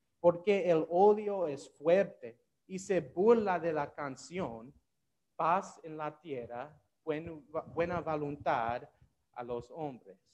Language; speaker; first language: Spanish; non-native, learner; English